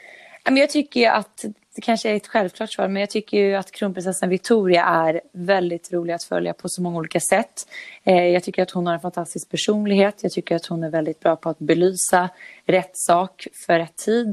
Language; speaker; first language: Swedish; native; Swedish